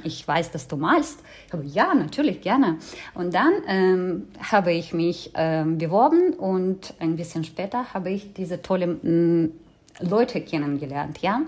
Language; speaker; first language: German; non-native, fluent; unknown